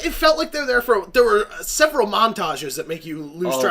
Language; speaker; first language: English; native; English